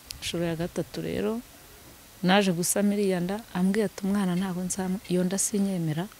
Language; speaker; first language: Kinyarwanda; native; Kinyarwanda